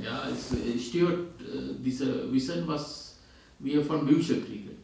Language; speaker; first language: German; non-native, fluent; Sinhala